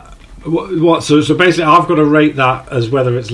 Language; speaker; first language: English; native; English